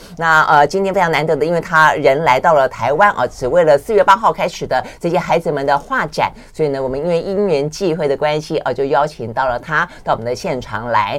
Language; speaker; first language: Chinese; native; Chinese